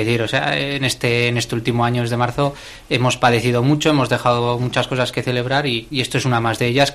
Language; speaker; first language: Spanish; native; Spanish